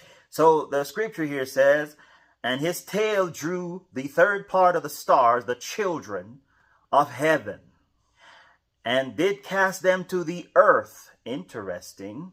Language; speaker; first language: English; native; English